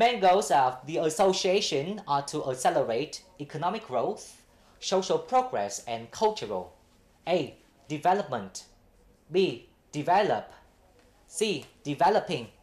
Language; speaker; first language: English; non-native, fluent; Vietnamese